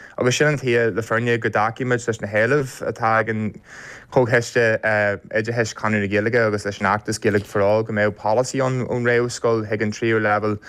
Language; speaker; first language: Irish; native; Irish